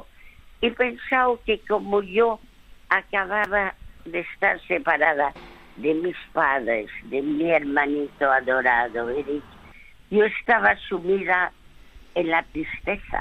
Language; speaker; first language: Spanish; early bilingual, other home language; French